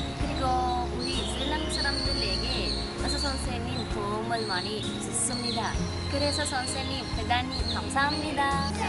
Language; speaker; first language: Korean; non-native, learner; Sinhala